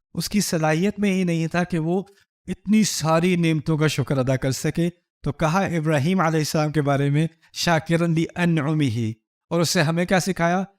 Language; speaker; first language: Urdu; early bilingual, heritage; Urdu